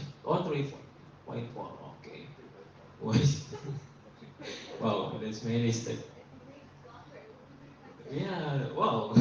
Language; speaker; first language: English; non-native, learner; Indonesian